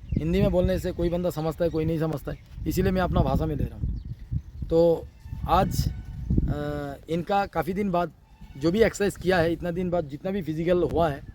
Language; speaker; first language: Hindi; non-native, local second language; Bangla